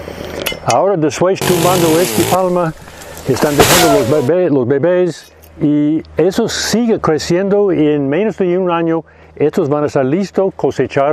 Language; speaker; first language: Spanish; non-native, fluent; English